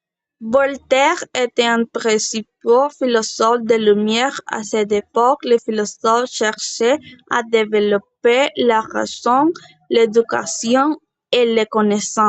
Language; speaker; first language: French; non-native, learner; Spanish